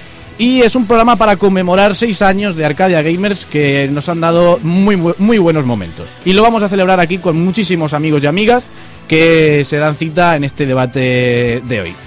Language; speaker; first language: Spanish; native; Spanish